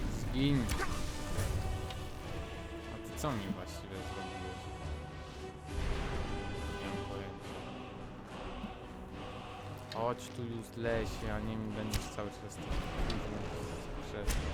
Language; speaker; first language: Polish; native; Polish